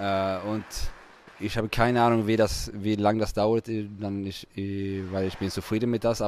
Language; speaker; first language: German; non-native, fluent; Swedish